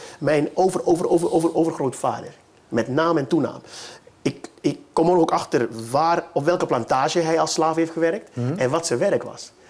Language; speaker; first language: Dutch; native; Dutch